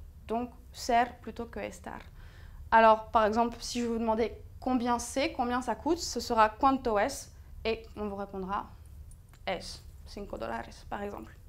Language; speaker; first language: French; native; French